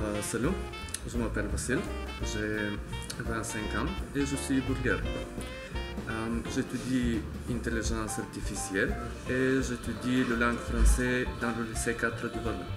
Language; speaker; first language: French; non-native, fluent; Bulgarian